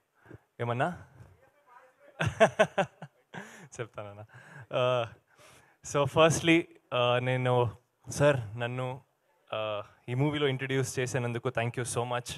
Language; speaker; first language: Telugu; non-native, learner; Kannada